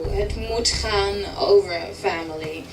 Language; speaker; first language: Dutch; early bilingual, heritage; English